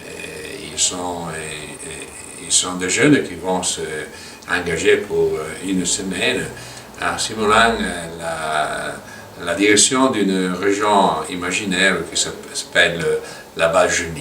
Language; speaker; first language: French; non-native, local second language; Italian